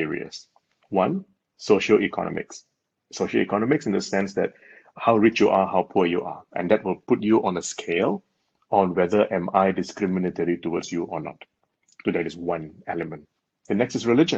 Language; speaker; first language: English; non-native, local second language; Tamil